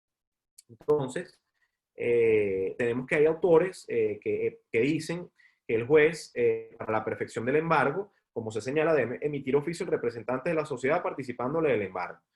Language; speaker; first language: Spanish; native; Spanish